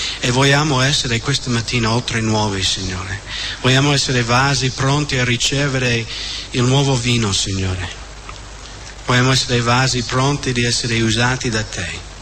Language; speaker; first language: Italian; non-native, fluent; English